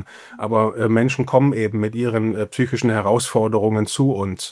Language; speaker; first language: German; native; German